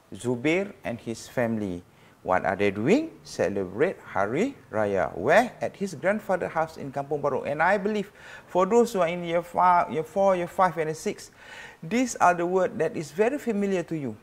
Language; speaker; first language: English; non-native, local second language; Malay